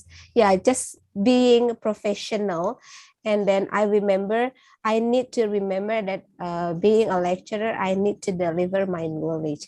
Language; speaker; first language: English; non-native, fluent; Indonesian